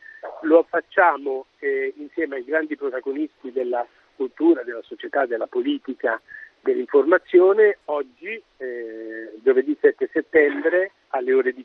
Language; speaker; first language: Italian; native; Italian